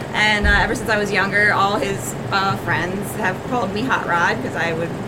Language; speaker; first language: English; native; English